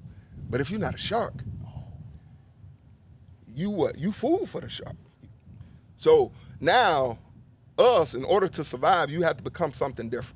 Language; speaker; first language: English; native; English